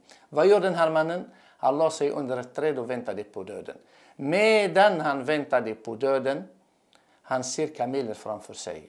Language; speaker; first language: Swedish; non-native, fluent; Arabic